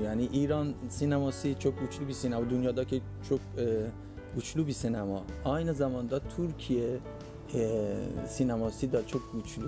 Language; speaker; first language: Turkish; non-native, fluent; Persian